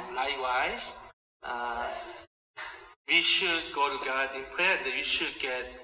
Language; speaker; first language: English; non-native, fluent; Korean